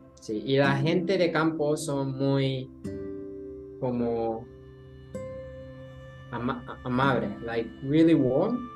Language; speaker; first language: Spanish; non-native, learner; Japanese